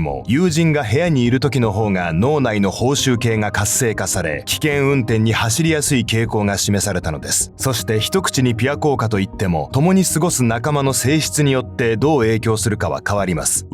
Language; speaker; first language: Japanese; native; Japanese